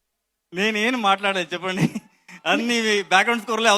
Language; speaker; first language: Telugu; non-native, learner; Kannada